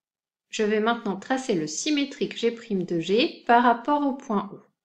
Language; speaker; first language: French; native; French